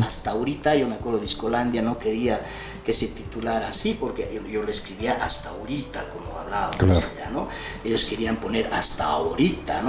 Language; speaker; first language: Spanish; native; Spanish